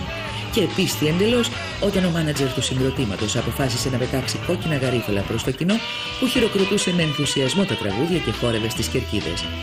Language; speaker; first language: Greek; native; Greek